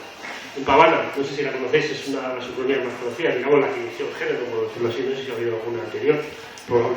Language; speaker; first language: Spanish; native; Spanish